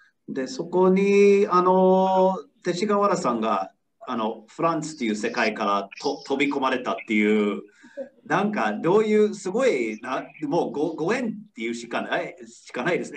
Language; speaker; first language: Japanese; non-native, fluent; English